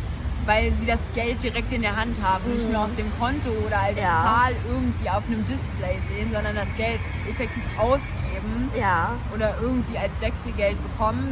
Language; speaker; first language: German; native; German